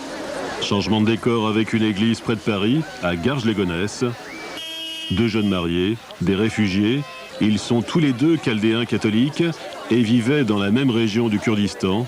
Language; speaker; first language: French; native; French